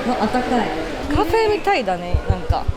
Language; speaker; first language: Japanese; non-native, learner; Korean